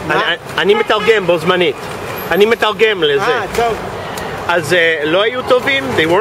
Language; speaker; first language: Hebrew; non-native, fluent; English